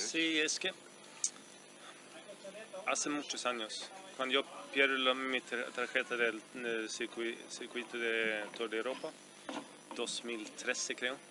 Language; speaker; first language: Spanish; non-native, fluent; Swedish